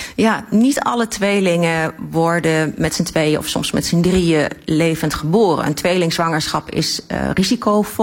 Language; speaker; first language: Dutch; native; Dutch